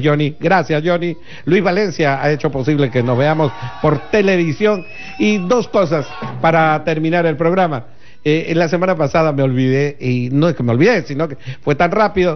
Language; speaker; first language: Spanish; native; Spanish